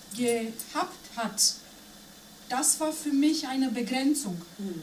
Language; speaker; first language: German; non-native, fluent; Macedonian